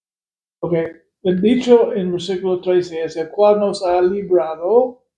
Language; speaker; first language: Spanish; non-native, fluent; English